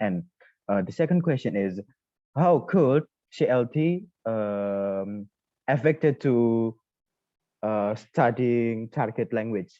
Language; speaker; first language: English; non-native, learner; Indonesian